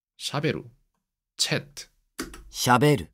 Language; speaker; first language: Japanese; non-native, learner; Korean